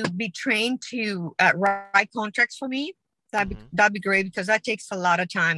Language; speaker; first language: English; non-native, fluent; Spanish